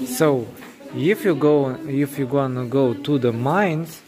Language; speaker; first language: English; non-native, learner; Romanian